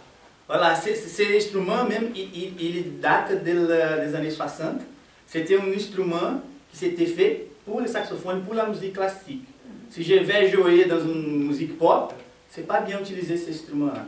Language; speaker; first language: French; non-native, fluent; Portuguese